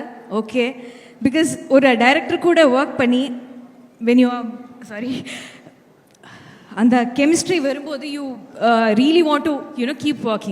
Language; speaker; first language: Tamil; non-native, learner; Malayalam